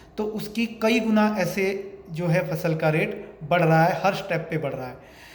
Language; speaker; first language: Hindi; native; Hindi